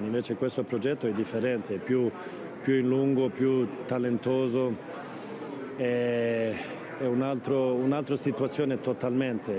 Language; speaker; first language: Italian; non-native, fluent; Swedish